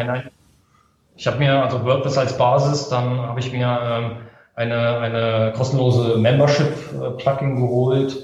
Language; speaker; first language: German; native; German